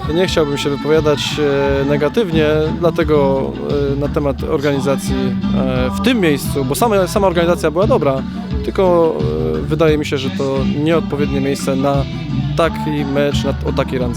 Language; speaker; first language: Polish; native; Polish